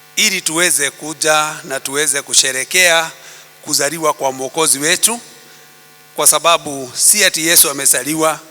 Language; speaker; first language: Swahili; non-native, local second language; Kikuyu